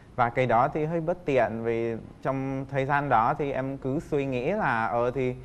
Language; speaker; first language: Vietnamese; non-native, fluent; Czech